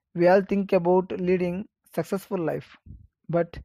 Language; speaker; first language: English; non-native, local second language; Kannada